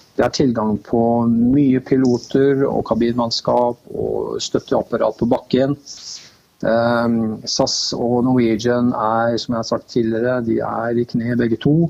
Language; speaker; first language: Norwegian; native; Norwegian